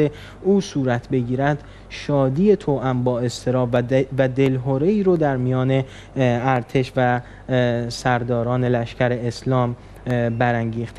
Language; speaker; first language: Persian; native; Persian